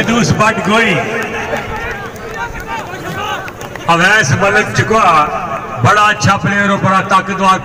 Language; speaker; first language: Hindi; non-native, local second language; Punjabi